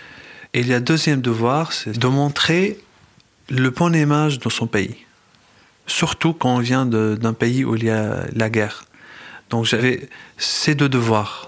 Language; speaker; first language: French; non-native, fluent; Arabic